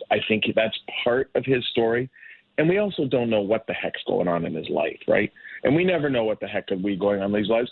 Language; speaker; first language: English; native; English